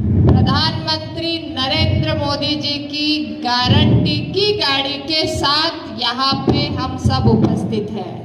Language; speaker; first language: Hindi; non-native, local second language; Marathi